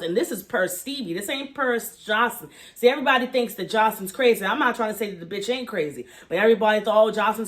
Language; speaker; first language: English; native; English